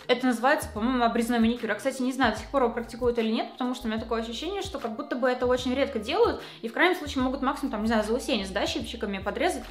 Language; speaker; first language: Russian; native; Russian